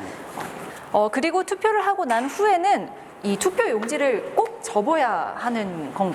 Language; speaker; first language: Korean; native; Korean